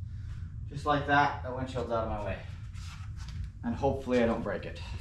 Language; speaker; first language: English; native; English